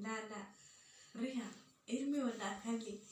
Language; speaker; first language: Arabic; non-native, learner; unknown